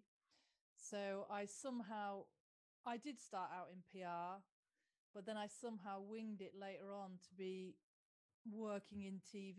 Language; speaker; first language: English; native; English